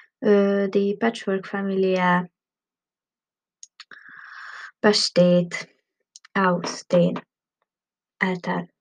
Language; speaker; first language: German; non-native, learner; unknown